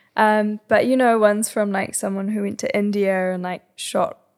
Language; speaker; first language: English; native; English